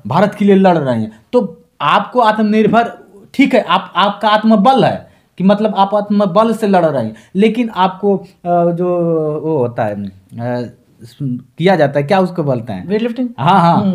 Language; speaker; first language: Hindi; native; Hindi